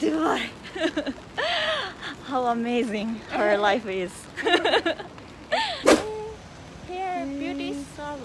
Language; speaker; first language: English; non-native, fluent; Japanese